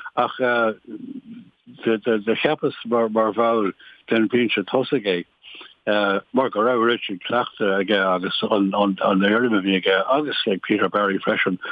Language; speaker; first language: Irish; non-native, local second language; English